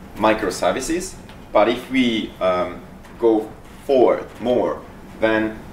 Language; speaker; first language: English; non-native, fluent; Japanese